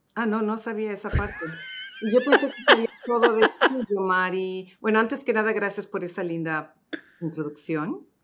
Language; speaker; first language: Spanish; native; Spanish